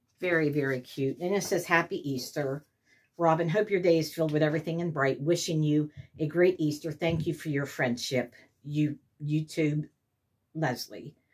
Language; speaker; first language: English; native; English